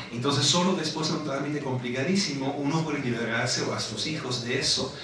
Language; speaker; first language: Spanish; non-native, fluent; German